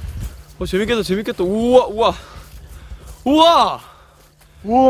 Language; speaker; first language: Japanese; non-native, fluent; Korean